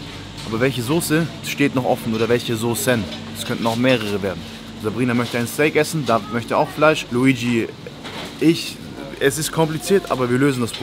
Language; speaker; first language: German; native; German